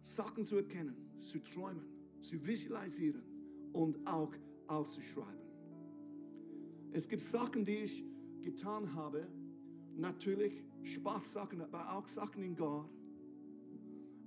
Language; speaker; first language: German; non-native, fluent; English